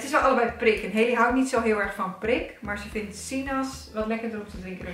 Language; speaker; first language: Dutch; native; Dutch